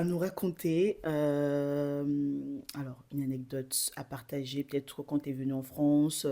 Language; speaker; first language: French; non-native, local second language; Bambara